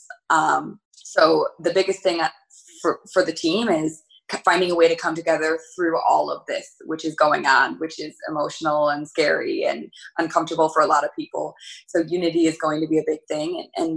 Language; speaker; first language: English; native; English